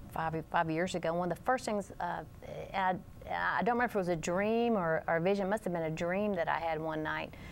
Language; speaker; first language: English; native; English